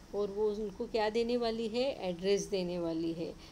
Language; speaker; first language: Hindi; non-native, local second language; Marathi